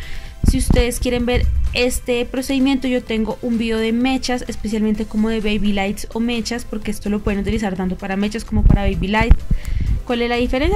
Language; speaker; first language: Spanish; native; Spanish